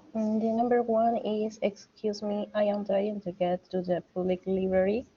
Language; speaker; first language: English; non-native, learner; Spanish